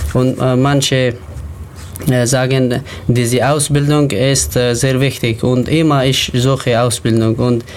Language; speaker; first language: German; non-native, learner; Persian